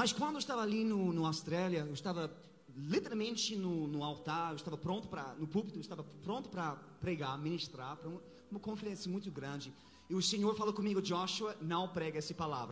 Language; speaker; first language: Portuguese; non-native, learner; English